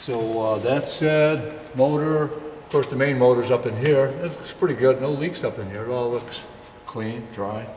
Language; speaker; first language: English; native; English